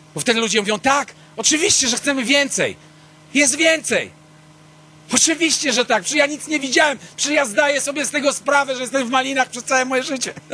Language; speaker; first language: Polish; native; Polish